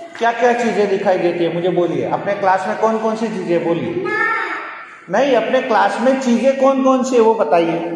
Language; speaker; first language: Hindi; non-native, local second language; Gujarati